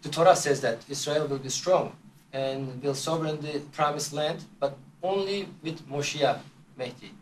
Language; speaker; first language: English; non-native, fluent; Turkish